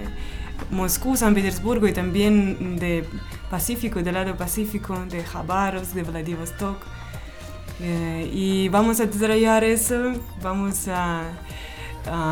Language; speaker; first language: Spanish; non-native, fluent; Russian